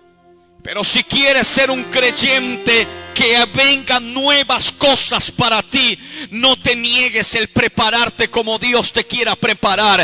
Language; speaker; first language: Spanish; native; Spanish